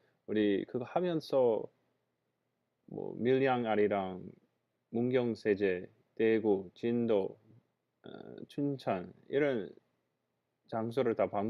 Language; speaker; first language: Korean; non-native, fluent; English